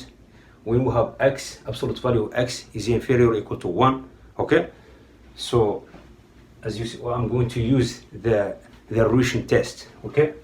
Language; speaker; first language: English; non-native, fluent; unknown